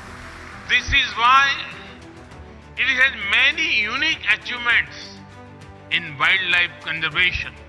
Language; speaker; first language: English; non-native, local second language; Hindi